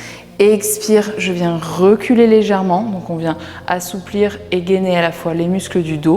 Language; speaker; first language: French; native; French